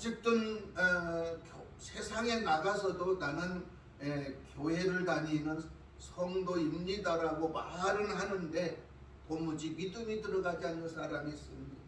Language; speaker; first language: Korean; native; Korean